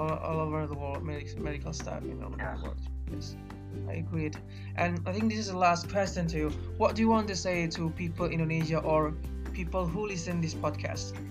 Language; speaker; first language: English; non-native, learner; Indonesian